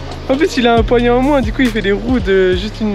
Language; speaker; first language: French; native; French